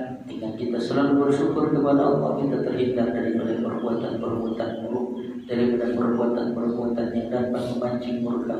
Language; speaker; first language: Indonesian; native; Indonesian